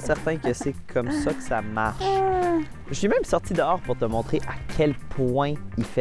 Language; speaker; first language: French; native; French